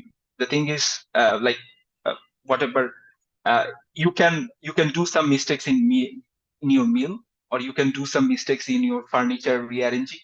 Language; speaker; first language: English; non-native, fluent; Bangla